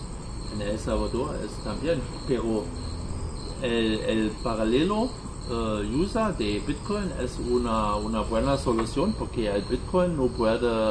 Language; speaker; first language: Spanish; non-native, learner; German